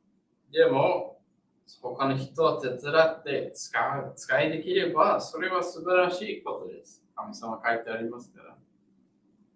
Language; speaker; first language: Japanese; non-native, fluent; English